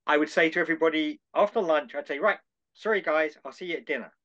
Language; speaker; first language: English; native; English